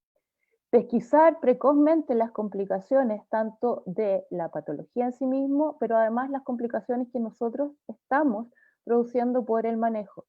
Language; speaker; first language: Spanish; native; Spanish